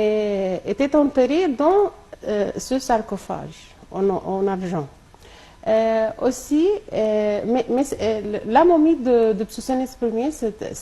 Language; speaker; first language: French; non-native, local second language; Arabic